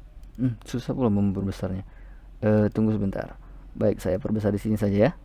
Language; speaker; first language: Indonesian; native; Indonesian